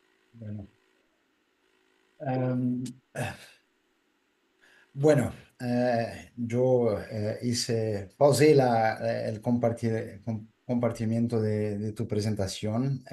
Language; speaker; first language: Spanish; non-native, fluent; Portuguese